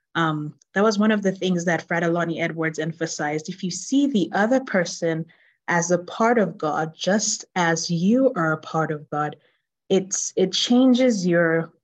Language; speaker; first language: English; non-native, local second language; Yoruba